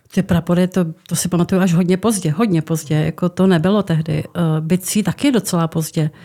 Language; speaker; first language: Czech; native; Czech